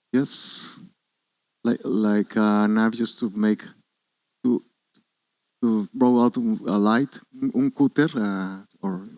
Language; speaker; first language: English; non-native, learner; Spanish